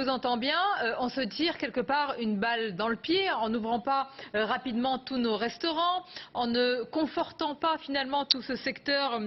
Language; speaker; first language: French; native; French